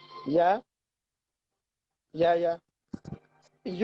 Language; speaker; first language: English; non-native, learner; Urdu